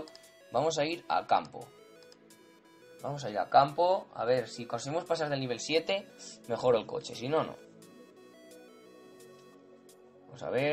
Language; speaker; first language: Spanish; native; Spanish